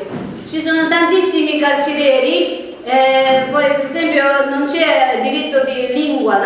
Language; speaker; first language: Italian; non-native, learner; Tibetan